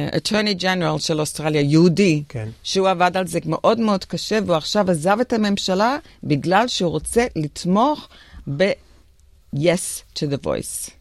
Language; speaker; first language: Hebrew; early bilingual, other home language; English